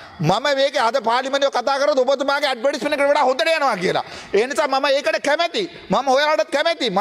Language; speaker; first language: Sinhala; non-native, local second language; Tamil